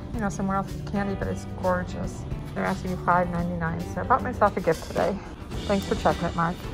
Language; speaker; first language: English; native; English